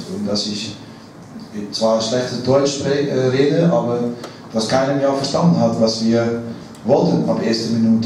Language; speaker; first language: German; non-native, fluent; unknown